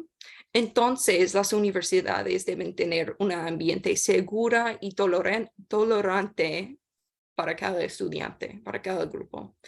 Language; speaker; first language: Spanish; non-native, learner; English